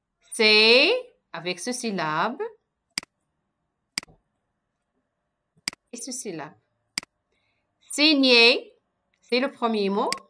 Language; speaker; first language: French; non-native, local second language; Arabic